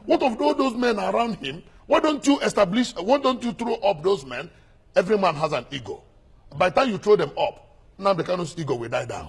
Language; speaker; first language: English; non-native, local second language; Igbo